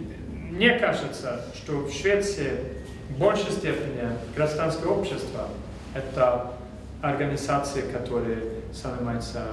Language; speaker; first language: Russian; non-native, fluent; Swedish